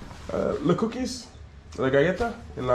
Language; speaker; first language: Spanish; non-native, learner; English